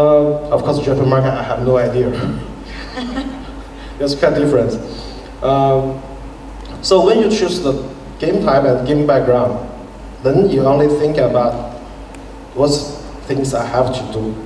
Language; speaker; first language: English; non-native, fluent; Chinese